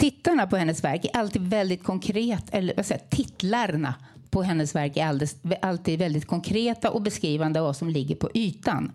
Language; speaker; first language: Swedish; native; Swedish